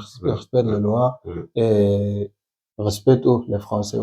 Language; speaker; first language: French; non-native, learner; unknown